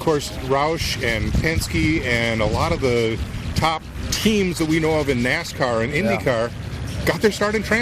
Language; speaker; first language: English; native; English